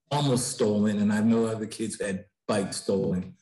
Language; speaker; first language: English; native; English